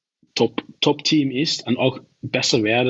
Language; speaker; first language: German; non-native, learner; Dutch